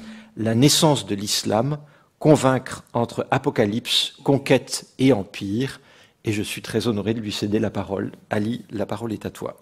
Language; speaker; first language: French; native; French